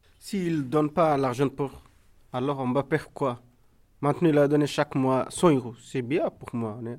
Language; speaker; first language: French; non-native, learner; Bangla